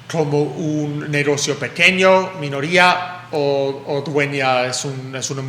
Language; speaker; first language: Spanish; early bilingual, heritage; English